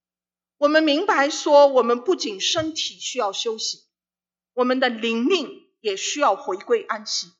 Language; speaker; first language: Chinese; native; Chinese